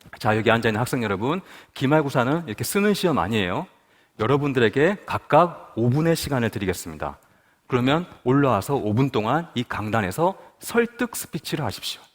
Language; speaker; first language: Korean; native; Korean